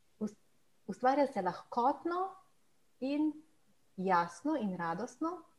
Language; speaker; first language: Slovenian; native; Slovenian